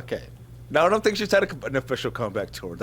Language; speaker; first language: English; native; English